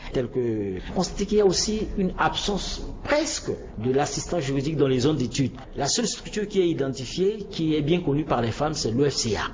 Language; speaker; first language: French; non-native, local second language; Sango